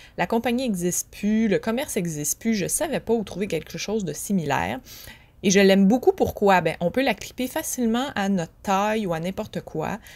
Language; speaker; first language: French; native; French